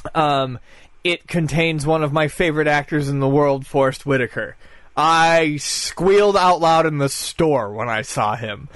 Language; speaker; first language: English; native; English